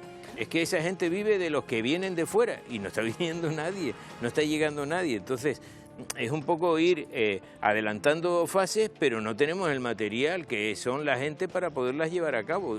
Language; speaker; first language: Spanish; native; Spanish